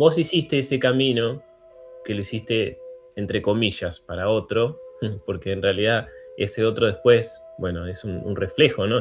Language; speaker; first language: Spanish; native; Spanish